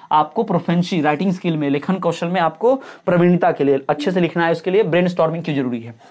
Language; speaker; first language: Hindi; native; Hindi